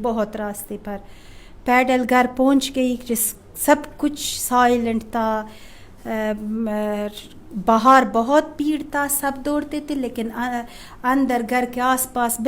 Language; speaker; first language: Hindi; non-native, fluent; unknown